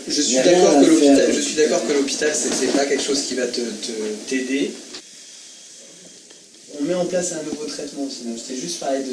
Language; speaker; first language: French; native; French